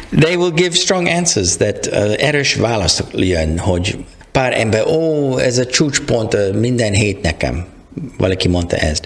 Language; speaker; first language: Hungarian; non-native, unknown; English